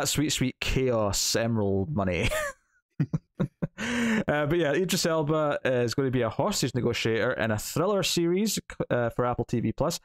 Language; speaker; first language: English; native; English